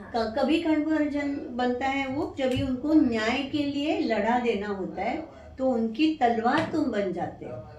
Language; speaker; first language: Hindi; non-native, local second language; Marathi